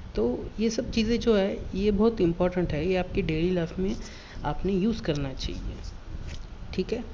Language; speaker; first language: Hindi; non-native, local second language; Marathi